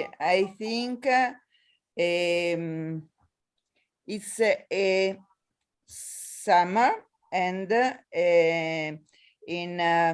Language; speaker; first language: English; non-native, learner; Italian